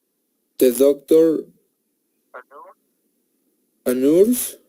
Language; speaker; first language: English; non-native, learner; Spanish